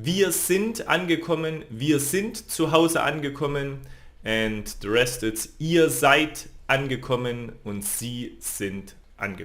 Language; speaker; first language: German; non-native, fluent; Spanish